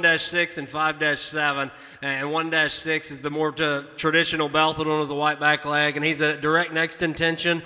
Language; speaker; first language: English; native; English